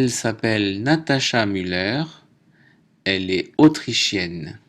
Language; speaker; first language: French; native; French